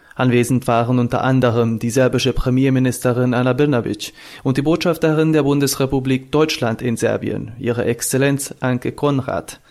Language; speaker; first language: German; non-native, fluent; Serbian